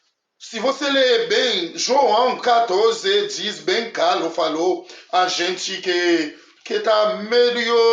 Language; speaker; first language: Portuguese; non-native, learner; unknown